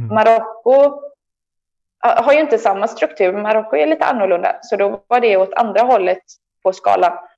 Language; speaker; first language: Swedish; native; Swedish